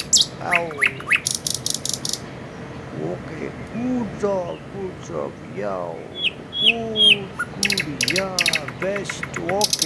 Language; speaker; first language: English; non-native, learner; Nepali